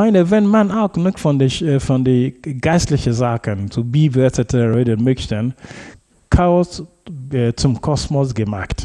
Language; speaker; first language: German; non-native, fluent; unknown